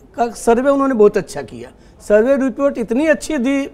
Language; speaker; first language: Hindi; native; Hindi